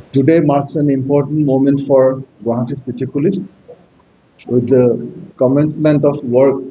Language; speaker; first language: English; non-native, local second language; Assamese